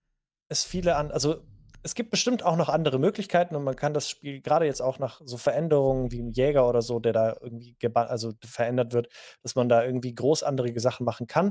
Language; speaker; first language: German; native; German